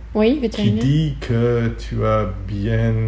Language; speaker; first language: French; non-native, learner; Hebrew